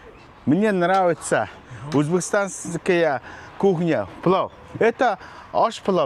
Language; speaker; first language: Russian; non-native, learner; Mongolian